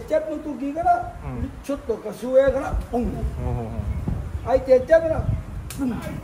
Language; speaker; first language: Japanese; non-native, learner; Thai